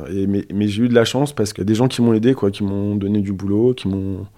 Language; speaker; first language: French; native; French